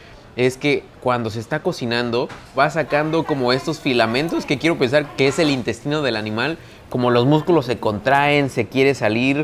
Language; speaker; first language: Spanish; native; Spanish